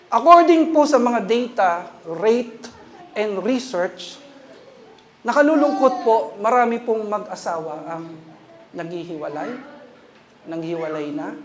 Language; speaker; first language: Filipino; native; Filipino